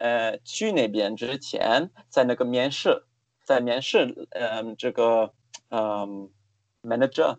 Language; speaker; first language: Chinese; non-native, fluent; German